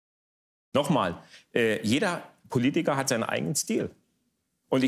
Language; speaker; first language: German; native; German